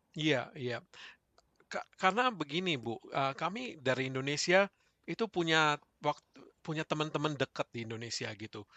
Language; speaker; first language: Indonesian; native; Indonesian